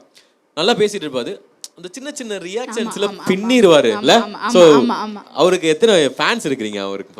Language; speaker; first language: Tamil; native; Tamil